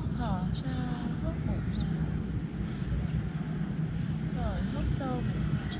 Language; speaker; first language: Vietnamese; native; Vietnamese